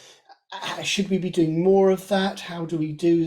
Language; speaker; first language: English; native; English